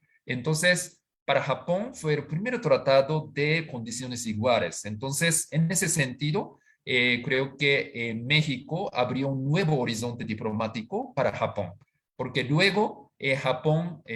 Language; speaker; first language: Spanish; non-native, fluent; Japanese